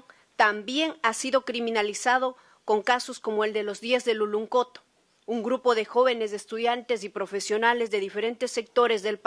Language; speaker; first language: Spanish; native; Spanish